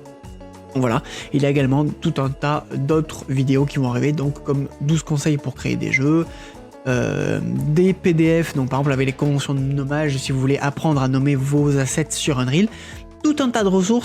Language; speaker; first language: French; native; French